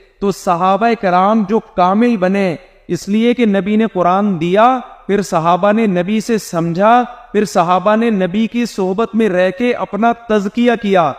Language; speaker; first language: Urdu; native; Urdu